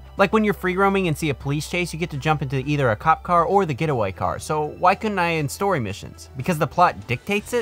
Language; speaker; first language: English; native; English